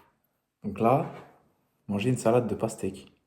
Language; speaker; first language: French; native; French